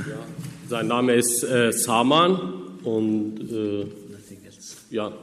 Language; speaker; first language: German; non-native, fluent; Persian